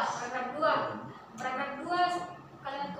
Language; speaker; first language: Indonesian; native; Indonesian